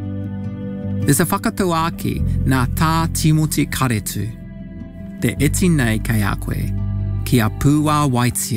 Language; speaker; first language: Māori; non-native, learner; English